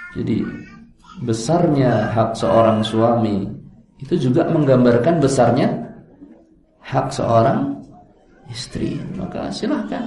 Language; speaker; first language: Indonesian; non-native, local second language; Javanese